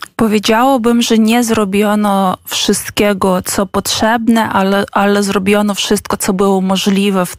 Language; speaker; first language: Polish; non-native, fluent; Ukrainian